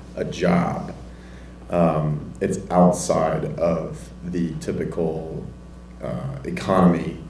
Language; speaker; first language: English; native; English